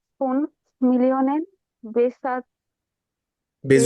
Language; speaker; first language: German; non-native, learner; Bangla